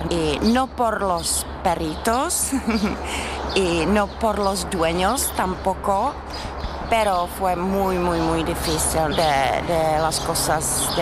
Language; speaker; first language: Spanish; non-native, learner; Czech